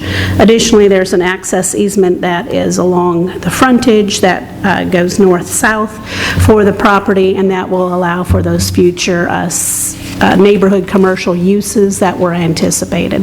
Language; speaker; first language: English; native; English